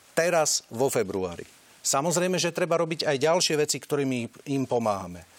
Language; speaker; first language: Slovak; native; Slovak